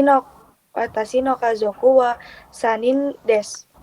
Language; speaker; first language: Japanese; non-native, learner; Indonesian